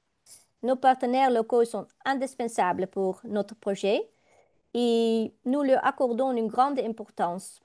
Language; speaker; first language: French; non-native, learner; Dutch